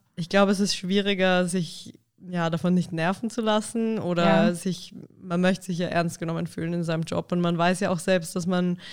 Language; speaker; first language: German; native; German